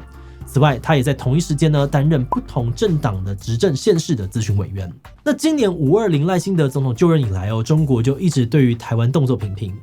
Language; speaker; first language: Chinese; native; Chinese